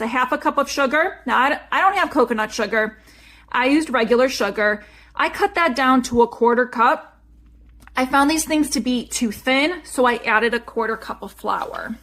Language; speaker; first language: English; native; English